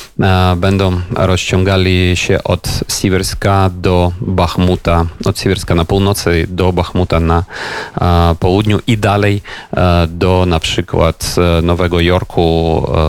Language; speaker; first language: Polish; non-native, fluent; Ukrainian